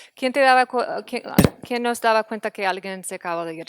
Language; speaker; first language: Spanish; non-native, fluent; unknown